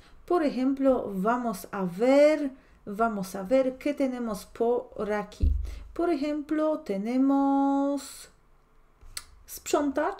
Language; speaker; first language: Spanish; non-native, fluent; Polish